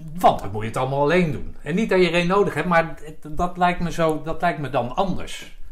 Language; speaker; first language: Dutch; native; Dutch